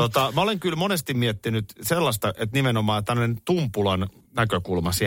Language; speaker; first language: Finnish; native; Finnish